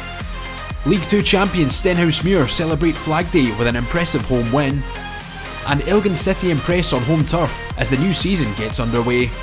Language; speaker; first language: English; native; English